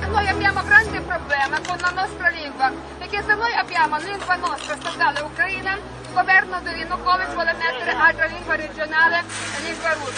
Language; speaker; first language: Italian; non-native, learner; Ukrainian